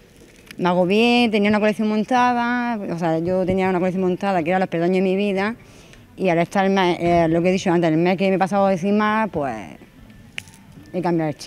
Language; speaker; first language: Spanish; native; Spanish